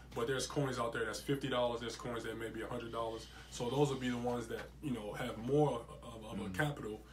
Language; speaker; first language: English; native; English